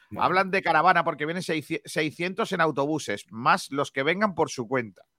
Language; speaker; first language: Spanish; native; Spanish